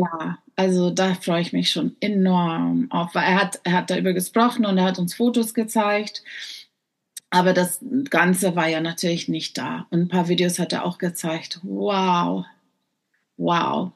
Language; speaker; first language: German; non-native, fluent; English